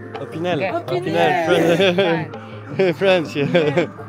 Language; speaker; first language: English; non-native, learner; French